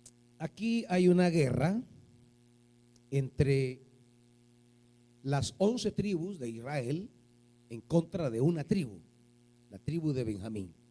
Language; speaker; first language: Spanish; native; Spanish